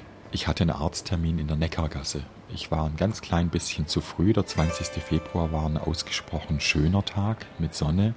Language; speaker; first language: German; native; German